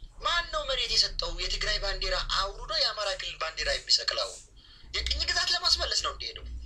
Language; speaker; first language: Amharic; non-native, local second language; Tigrinya